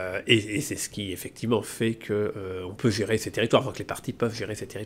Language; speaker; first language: French; native; French